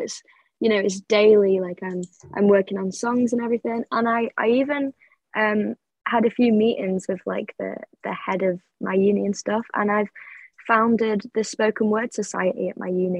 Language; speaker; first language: English; native; English